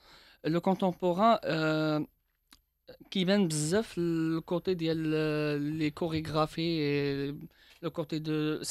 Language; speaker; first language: French; non-native, local second language; Arabic